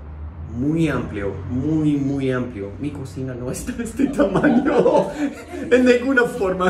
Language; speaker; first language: Spanish; non-native, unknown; English